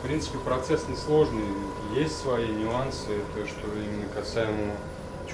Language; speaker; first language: Russian; native; Russian